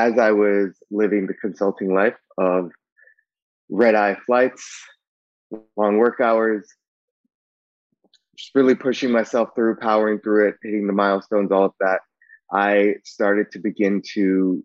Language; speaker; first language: English; native; English